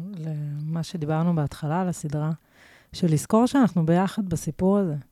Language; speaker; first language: Hebrew; native; Hebrew